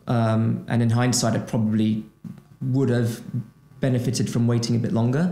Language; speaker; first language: English; non-native, fluent; Portuguese